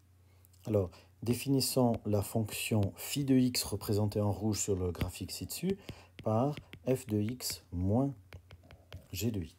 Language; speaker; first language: French; native; French